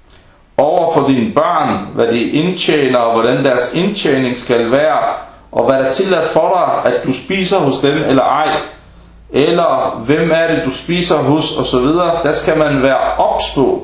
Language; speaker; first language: Danish; non-native, fluent; Arabic